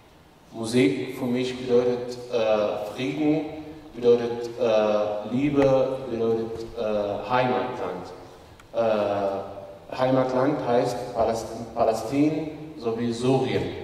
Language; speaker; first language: German; non-native, fluent; Arabic